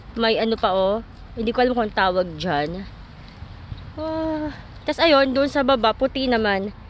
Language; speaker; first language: Filipino; native; Filipino